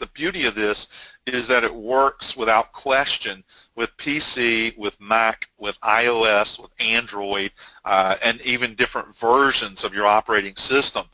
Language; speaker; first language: English; native; English